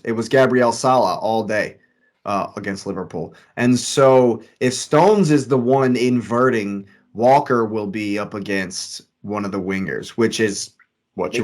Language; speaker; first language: English; native; English